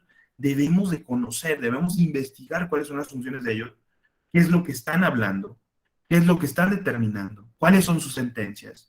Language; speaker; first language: Spanish; native; Spanish